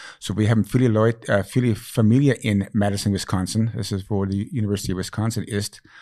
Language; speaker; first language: German; non-native, fluent; English